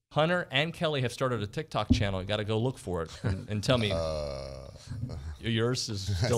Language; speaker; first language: English; native; English